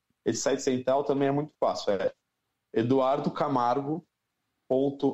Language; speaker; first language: Portuguese; native; Portuguese